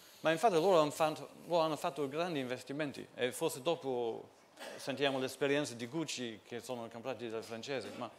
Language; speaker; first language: Italian; non-native, fluent; English